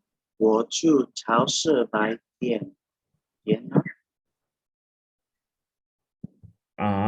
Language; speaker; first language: Chinese; non-native, learner; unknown